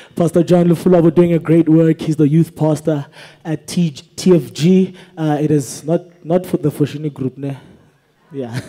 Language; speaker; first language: English; non-native, local second language; Zulu